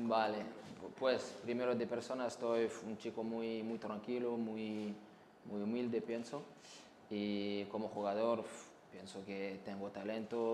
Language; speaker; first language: Spanish; non-native, learner; French